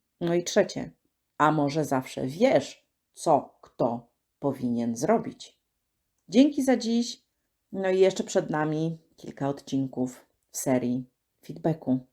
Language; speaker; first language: Polish; native; Polish